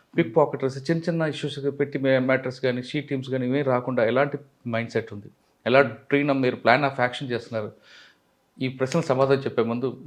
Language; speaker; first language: Telugu; native; Telugu